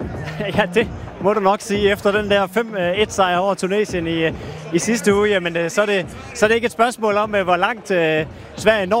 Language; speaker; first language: Danish; native; Danish